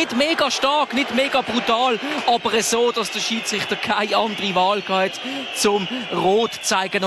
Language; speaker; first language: German; native; German